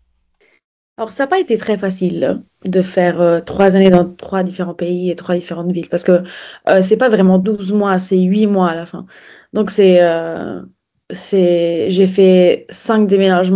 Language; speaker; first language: French; non-native, fluent; Italian